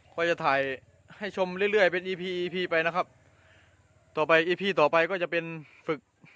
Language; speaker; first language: Thai; non-native, local second language; Northeastern Thai